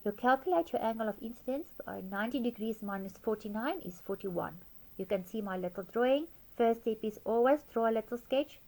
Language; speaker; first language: English; non-native, local second language; Afrikaans